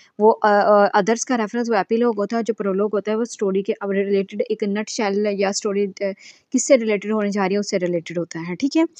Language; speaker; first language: Urdu; native; Urdu